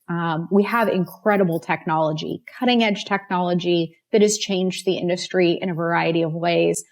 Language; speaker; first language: English; native; English